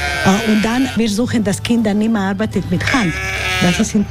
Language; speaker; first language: German; non-native, learner; Croatian